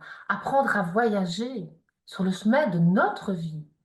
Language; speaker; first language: French; native; French